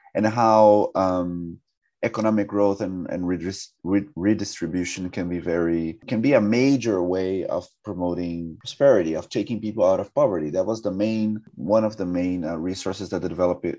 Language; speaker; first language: English; non-native, fluent; Portuguese